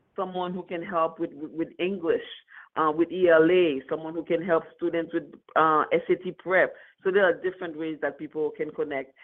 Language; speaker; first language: English; non-native, fluent; Haitian Creole